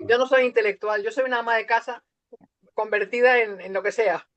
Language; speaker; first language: Spanish; native; Spanish